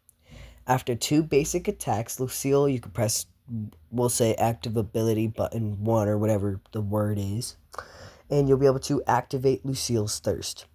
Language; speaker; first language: English; native; English